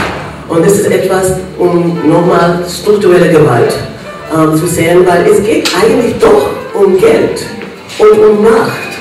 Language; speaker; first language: German; non-native, fluent; English